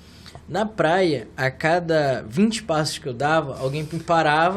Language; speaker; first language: Portuguese; native; Portuguese